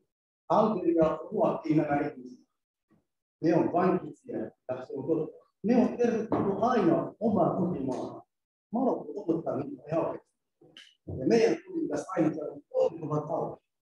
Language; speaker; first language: Finnish; non-native, learner; Arabic